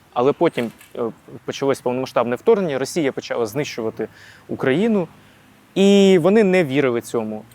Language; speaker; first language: Ukrainian; non-native, local second language; Russian